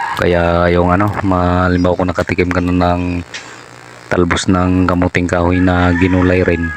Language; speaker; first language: Filipino; non-native, local second language; Masbatenyo